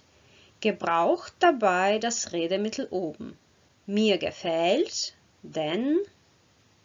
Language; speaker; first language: German; non-native, fluent; Croatian